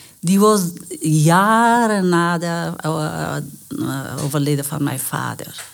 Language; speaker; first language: Dutch; non-native, learner; Persian